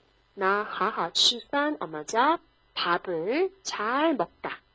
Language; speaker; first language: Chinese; non-native, fluent; Korean